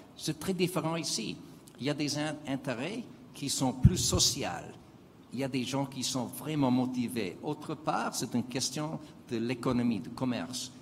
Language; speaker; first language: French; non-native, fluent; English